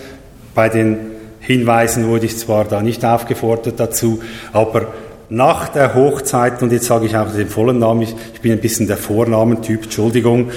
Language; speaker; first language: German; native; German